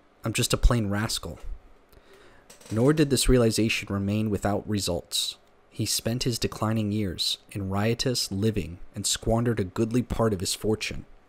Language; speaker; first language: English; native; English